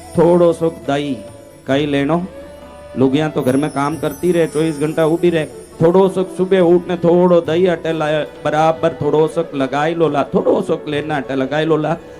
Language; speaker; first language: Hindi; non-native, local second language; Marwari